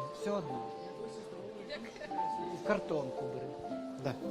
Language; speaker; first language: Ukrainian; native; Ukrainian